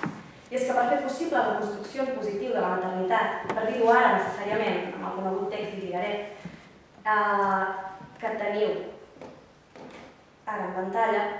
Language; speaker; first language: Catalan; native; Catalan